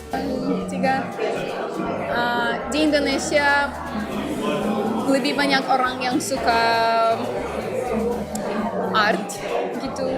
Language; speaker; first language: Indonesian; non-native, fluent; Russian